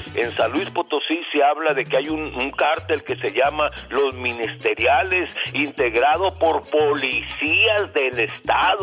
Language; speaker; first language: Spanish; native; Spanish